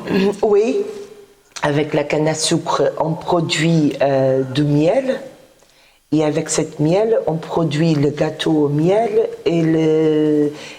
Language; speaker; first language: French; non-native, fluent; Portuguese